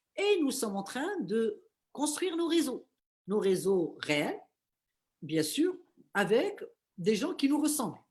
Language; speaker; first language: French; non-native, local second language; Arabic